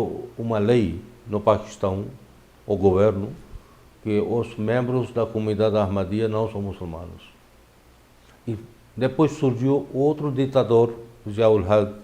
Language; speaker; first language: Portuguese; non-native, fluent; Urdu